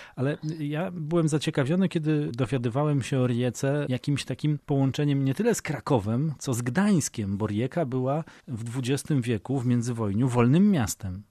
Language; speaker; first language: Polish; native; Polish